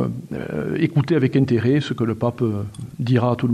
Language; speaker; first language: French; native; French